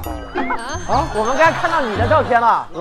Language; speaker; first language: Chinese; non-native, local second language; Cantonese